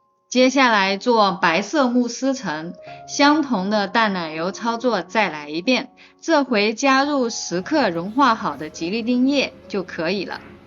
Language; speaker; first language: Chinese; native; Chinese